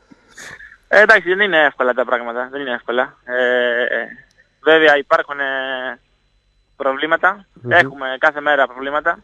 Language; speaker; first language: Greek; non-native, fluent; Italian